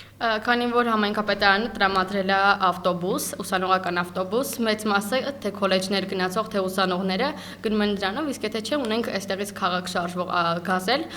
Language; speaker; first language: Armenian; native; Armenian